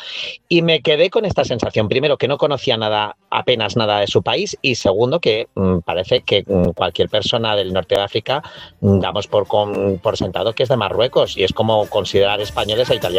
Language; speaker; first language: Spanish; native; Spanish